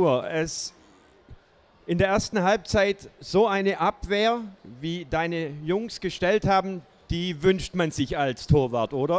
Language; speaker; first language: German; native; German